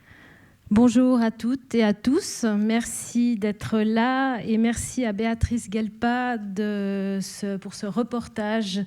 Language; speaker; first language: French; native; French